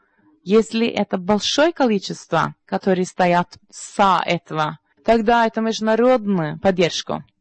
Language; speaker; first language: Russian; non-native, learner; Norwegian